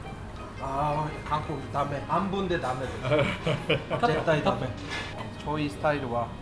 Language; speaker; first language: Japanese; non-native, learner; Korean